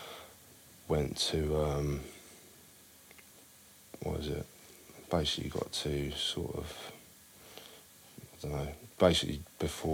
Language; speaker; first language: English; native; English